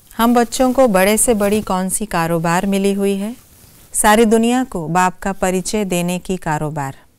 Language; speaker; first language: Hindi; native; Hindi